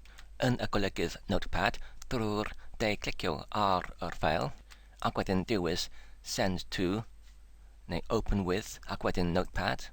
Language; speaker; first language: Welsh; non-native, learner; English